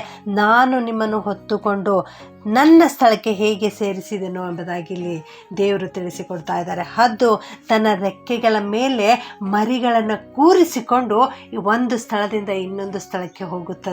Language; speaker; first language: Kannada; native; Kannada